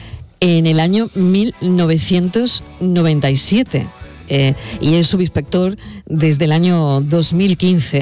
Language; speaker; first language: Spanish; native; Spanish